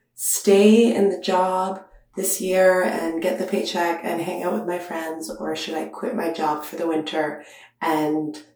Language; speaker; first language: English; non-native, fluent; French